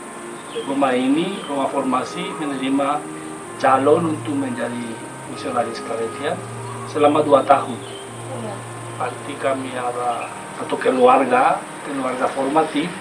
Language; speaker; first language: Indonesian; non-native, fluent; Spanish